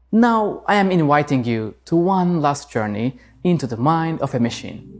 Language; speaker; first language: English; non-native, fluent; Turkish